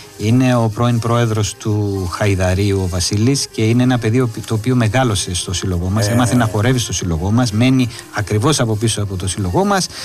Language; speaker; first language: Greek; native; Greek